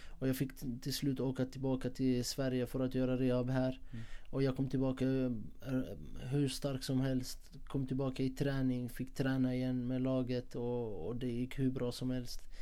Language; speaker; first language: Swedish; non-native, fluent; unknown